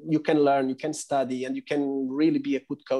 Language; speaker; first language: English; non-native, fluent; Portuguese